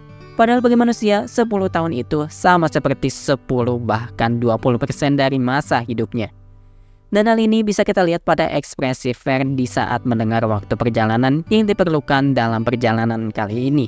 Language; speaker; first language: Indonesian; native; Indonesian